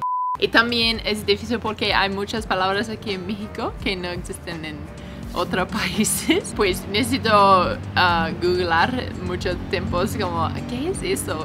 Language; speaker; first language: Spanish; non-native, learner; English